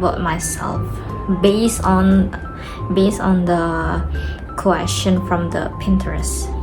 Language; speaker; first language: English; non-native, learner; Indonesian